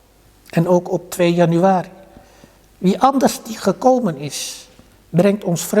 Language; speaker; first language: Dutch; early bilingual, other home language; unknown